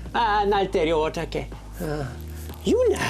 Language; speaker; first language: Korean; non-native, learner; English